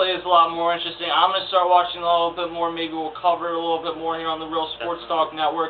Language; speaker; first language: English; native; English